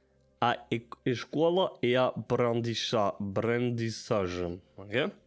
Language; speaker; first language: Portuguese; non-native, learner; German